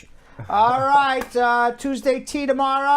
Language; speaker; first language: English; native; English